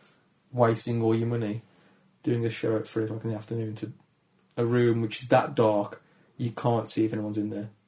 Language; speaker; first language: English; native; English